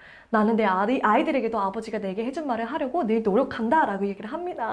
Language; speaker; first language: Korean; native; Korean